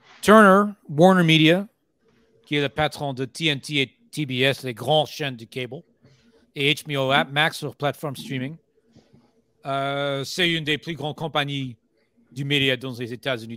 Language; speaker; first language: French; non-native, fluent; English